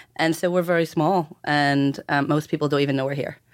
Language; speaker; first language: English; native; English